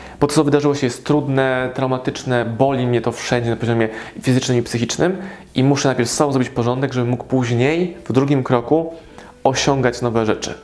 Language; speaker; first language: Polish; native; Polish